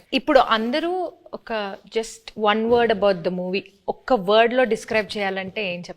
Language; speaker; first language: Telugu; native; Telugu